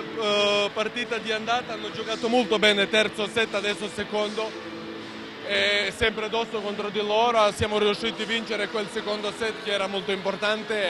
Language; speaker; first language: Italian; non-native, fluent; Serbian